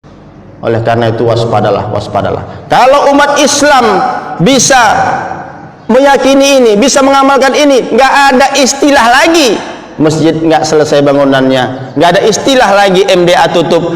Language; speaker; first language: Indonesian; native; Indonesian